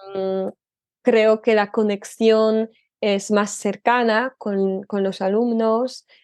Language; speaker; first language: Spanish; non-native, fluent; Polish